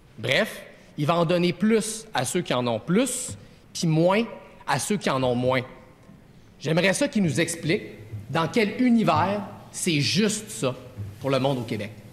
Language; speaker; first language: French; native; French